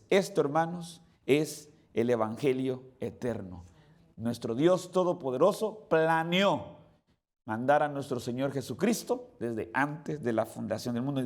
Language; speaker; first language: Spanish; native; Spanish